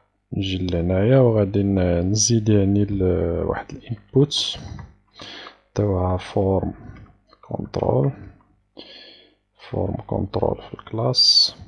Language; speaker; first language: Arabic; native; Arabic